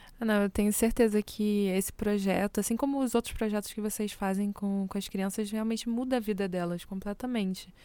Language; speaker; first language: Portuguese; native; Portuguese